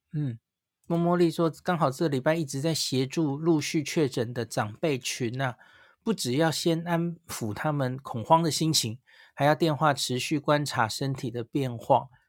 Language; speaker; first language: Chinese; native; Chinese